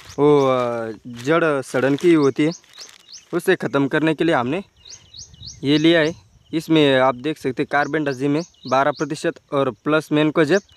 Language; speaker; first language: Hindi; non-native, local second language; Marathi